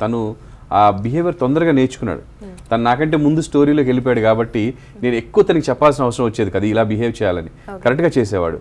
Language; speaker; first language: Telugu; native; Telugu